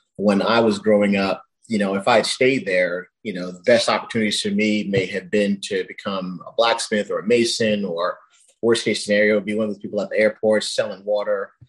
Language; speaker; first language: English; early bilingual, other home language; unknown